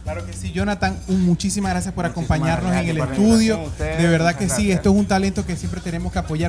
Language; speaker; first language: Spanish; native; Spanish